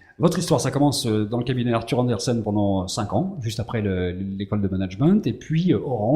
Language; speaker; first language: French; native; French